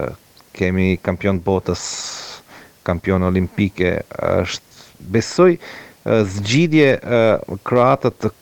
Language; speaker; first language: Albanian; non-native, learner; Croatian